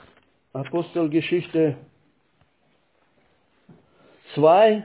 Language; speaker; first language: German; non-native, fluent; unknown